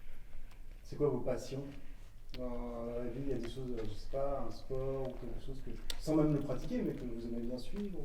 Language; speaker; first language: French; native; French